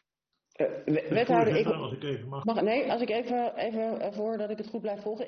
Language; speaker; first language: Dutch; native; Dutch